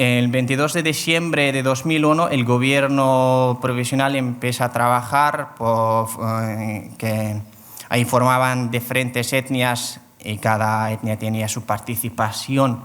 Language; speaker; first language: Spanish; non-native, fluent; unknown